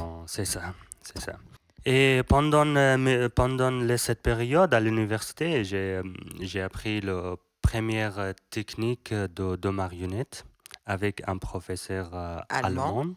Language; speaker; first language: French; non-native, learner; Persian